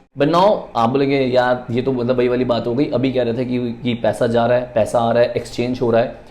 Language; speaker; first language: Hindi; native; Hindi